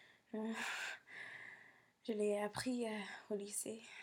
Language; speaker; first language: French; non-native, learner; English